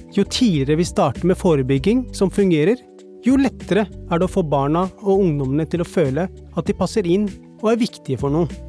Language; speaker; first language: Norwegian; early bilingual, other home language; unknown